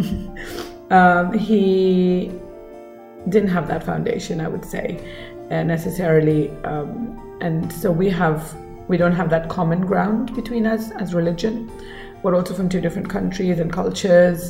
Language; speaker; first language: English; non-native, local second language; Kannada